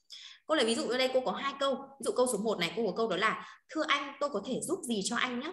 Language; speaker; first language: Vietnamese; native; Vietnamese